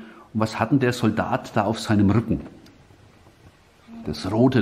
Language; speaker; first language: German; native; German